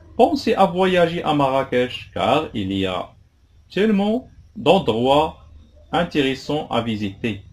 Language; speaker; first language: French; non-native, local second language; Arabic